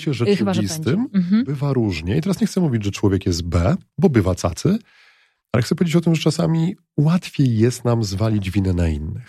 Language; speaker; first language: Polish; native; Polish